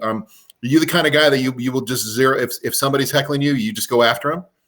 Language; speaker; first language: English; native; English